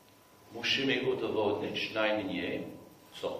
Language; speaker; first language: Polish; non-native, fluent; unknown